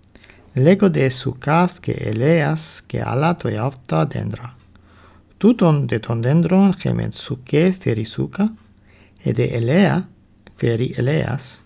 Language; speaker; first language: Greek; non-native, learner; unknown